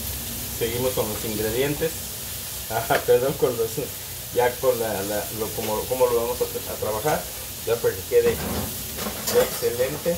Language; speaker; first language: Spanish; native; Spanish